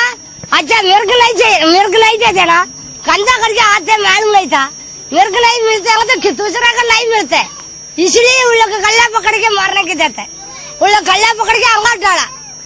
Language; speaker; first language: Hindi; non-native, local second language; Tamil